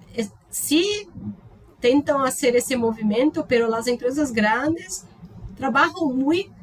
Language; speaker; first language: Spanish; non-native, learner; Portuguese